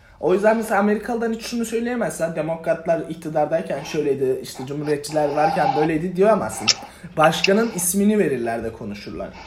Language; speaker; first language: Turkish; native; Turkish